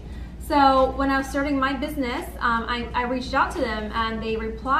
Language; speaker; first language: English; native; English